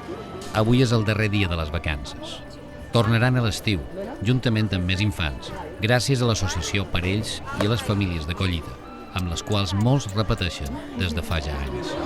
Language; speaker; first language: Catalan; native; Catalan